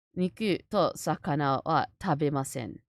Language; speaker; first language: Japanese; non-native, learner; Chinese